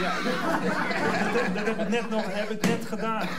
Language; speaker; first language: Dutch; native; Dutch